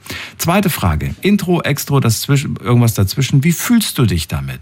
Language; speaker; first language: German; native; German